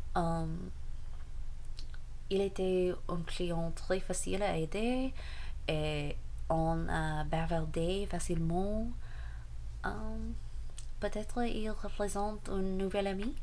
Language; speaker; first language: French; non-native, learner; English